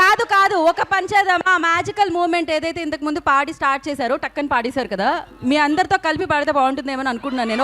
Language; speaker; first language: Telugu; native; Telugu